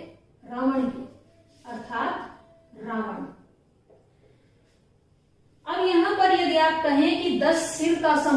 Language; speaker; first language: Hindi; native; Hindi